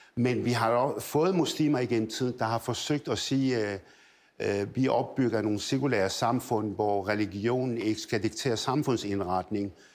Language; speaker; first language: Danish; early bilingual, other home language; Arabic